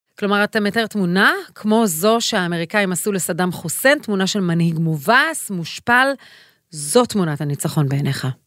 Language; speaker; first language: Hebrew; native; Hebrew